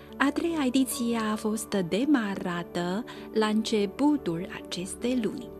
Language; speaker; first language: Romanian; non-native, fluent; Chinese